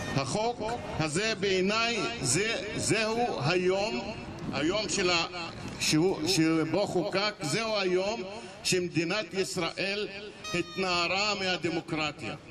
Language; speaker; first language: Hebrew; non-native, local second language; Arabic